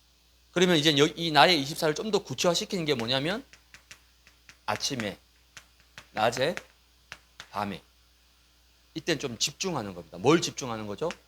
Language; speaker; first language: Korean; native; Korean